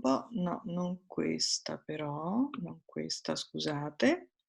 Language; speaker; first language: Italian; native; Italian